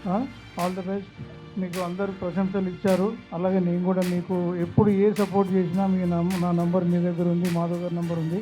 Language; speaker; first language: Telugu; native; Telugu